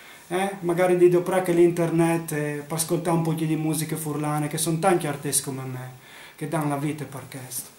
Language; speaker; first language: Italian; non-native, local second language; Friulian